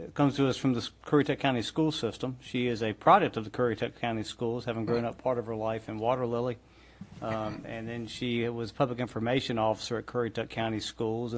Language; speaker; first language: English; native; English